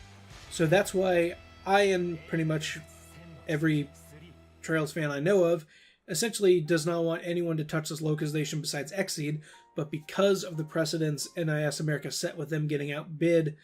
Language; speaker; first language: English; native; English